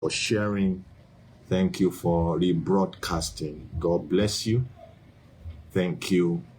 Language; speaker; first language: English; non-native, local second language; Yoruba